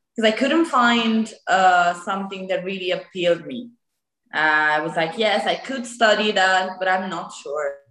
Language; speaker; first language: English; non-native, fluent; Italian